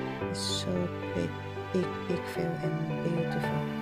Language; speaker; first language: English; non-native, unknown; Thai